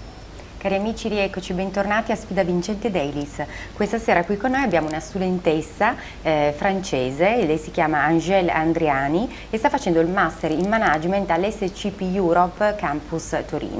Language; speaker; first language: Italian; native; Italian